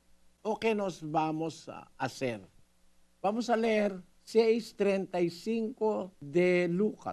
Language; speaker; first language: Spanish; non-native, learner; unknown